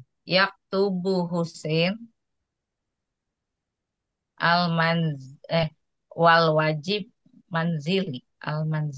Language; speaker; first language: Arabic; non-native, learner; Indonesian